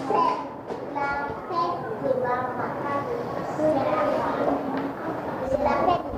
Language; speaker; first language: French; non-native, learner; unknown